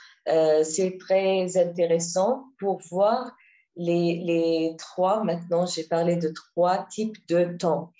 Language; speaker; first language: French; non-native, learner; Arabic